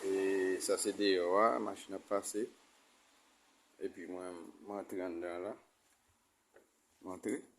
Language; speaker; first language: French; non-native, learner; Haitian Creole